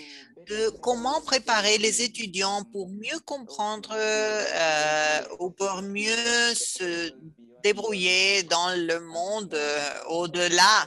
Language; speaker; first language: French; non-native, fluent; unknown